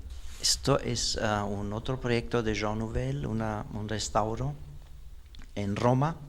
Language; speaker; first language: Spanish; non-native, fluent; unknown